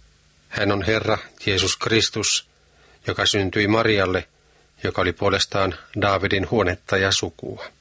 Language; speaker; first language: Finnish; native; Finnish